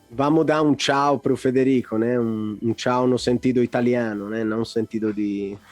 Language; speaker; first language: Portuguese; non-native, fluent; Italian